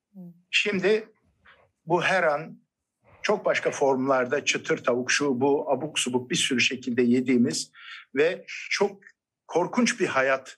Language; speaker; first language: Turkish; native; Turkish